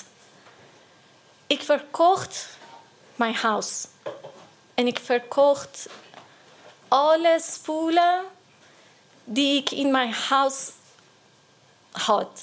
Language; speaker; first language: Dutch; non-native, learner; Persian